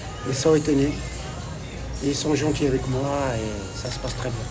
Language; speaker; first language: French; non-native, local second language; Arabic